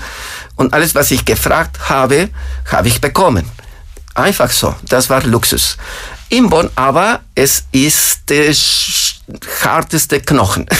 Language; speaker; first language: German; non-native, fluent; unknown